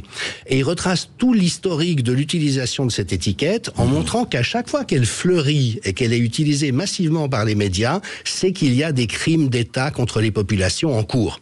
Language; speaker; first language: French; native; French